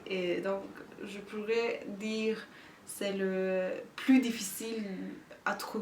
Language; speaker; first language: French; non-native, learner; Turkish